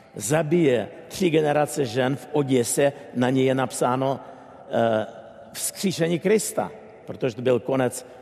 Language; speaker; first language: Czech; non-native, fluent; Ukrainian